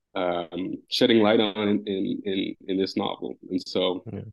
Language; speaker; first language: English; native; English